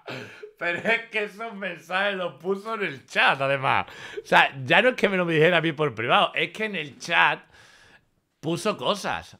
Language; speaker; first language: Spanish; native; Spanish